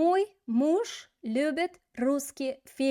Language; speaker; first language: Russian; non-native, fluent; English